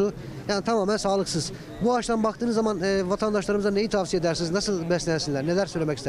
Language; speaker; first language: Turkish; native; Turkish